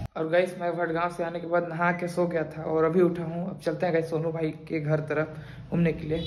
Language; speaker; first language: Hindi; native; Hindi